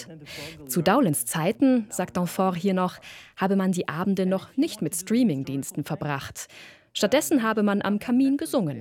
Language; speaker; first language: German; native; German